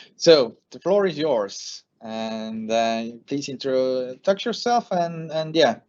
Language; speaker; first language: English; non-native, fluent; Estonian